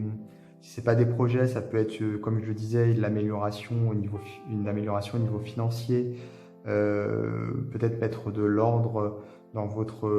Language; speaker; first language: French; native; French